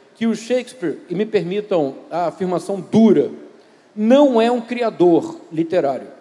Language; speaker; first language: Portuguese; native; Portuguese